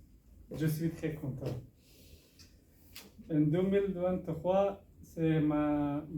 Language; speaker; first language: French; non-native, learner; Persian